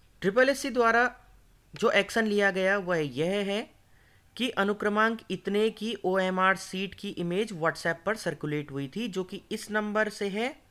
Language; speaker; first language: Hindi; native; Hindi